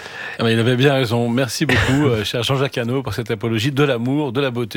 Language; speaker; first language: French; native; French